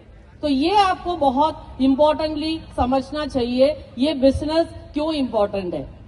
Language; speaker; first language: Hindi; non-native, local second language; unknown